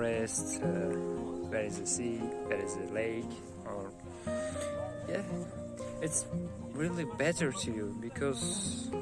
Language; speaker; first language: English; non-native, learner; Uzbek